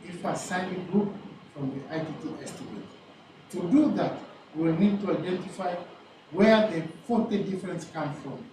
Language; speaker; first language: English; non-native, local second language; Swahili